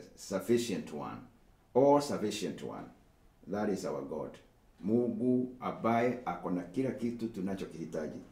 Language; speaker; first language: English; non-native, local second language; Swahili